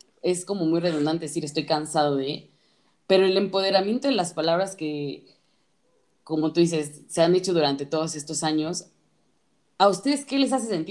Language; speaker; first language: Spanish; native; Spanish